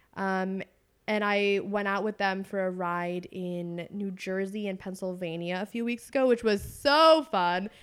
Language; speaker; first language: English; native; English